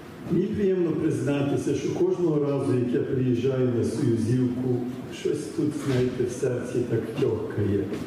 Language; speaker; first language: Ukrainian; early bilingual, heritage; Ukrainian